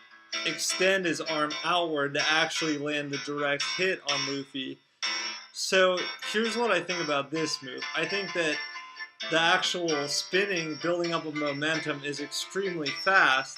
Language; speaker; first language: English; native; English